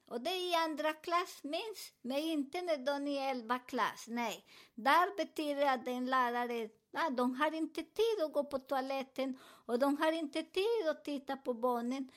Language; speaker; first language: Swedish; non-native, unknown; Spanish